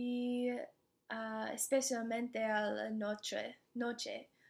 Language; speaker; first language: Spanish; non-native, learner; English